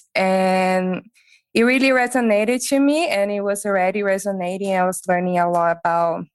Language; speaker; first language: English; non-native, fluent; Portuguese